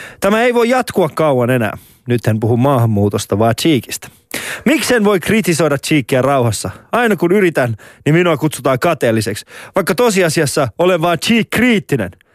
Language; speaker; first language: Finnish; early bilingual, other home language; Persian